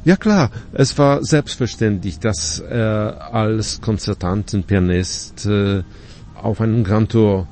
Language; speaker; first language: German; non-native, fluent; Polish